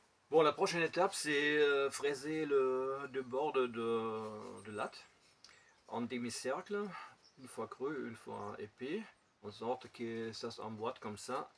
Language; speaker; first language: French; non-native, fluent; German